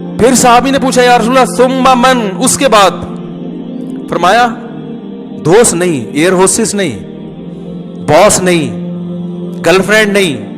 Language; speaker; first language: Urdu; native; Urdu